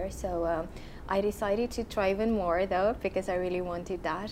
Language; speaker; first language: English; non-native, fluent; Romanian